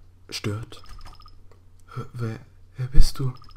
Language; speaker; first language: German; native; German